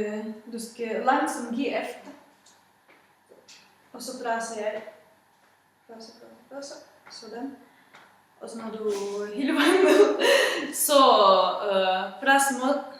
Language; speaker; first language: Danish; non-native, fluent; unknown